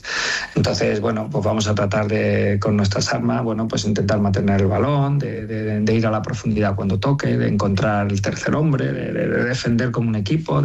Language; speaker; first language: Spanish; native; Spanish